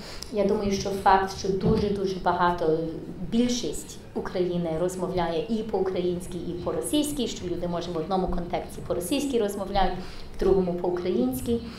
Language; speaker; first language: Ukrainian; early bilingual, heritage; English